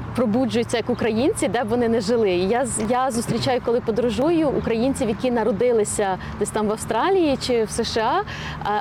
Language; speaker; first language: Ukrainian; native; Ukrainian